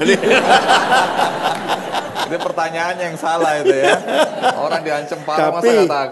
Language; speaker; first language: Indonesian; native; Indonesian